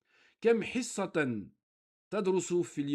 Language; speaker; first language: Arabic; non-native, fluent; French